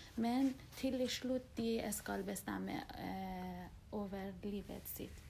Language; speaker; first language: Norwegian; non-native, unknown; Persian